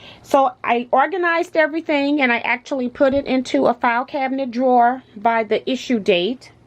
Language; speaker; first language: English; native; English